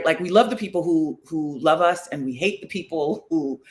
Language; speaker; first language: English; native; English